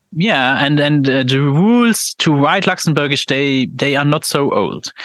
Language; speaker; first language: English; non-native, fluent; Luxembourgish